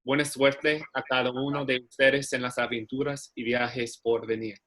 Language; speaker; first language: Spanish; non-native, learner; English